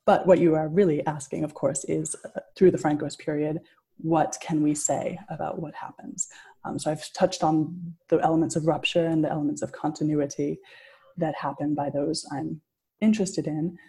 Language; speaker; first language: English; native; English